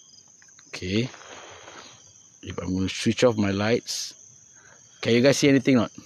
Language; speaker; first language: English; non-native, local second language; Malay